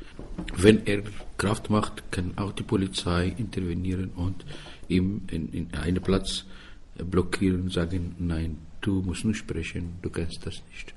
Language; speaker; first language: German; non-native, fluent; Arabic